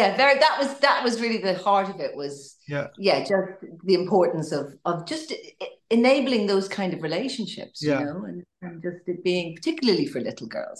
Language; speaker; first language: English; native; English